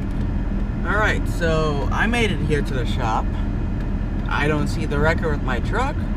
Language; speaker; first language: English; native; English